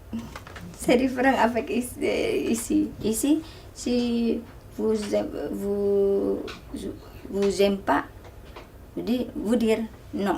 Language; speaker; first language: French; non-native, learner; Indonesian